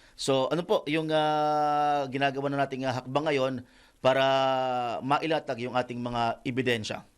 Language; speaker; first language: Filipino; native; Filipino